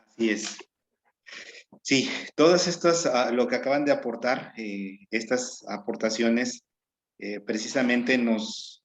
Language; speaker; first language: Spanish; native; Spanish